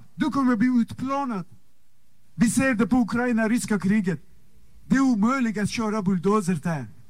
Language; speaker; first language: Swedish; non-native, fluent; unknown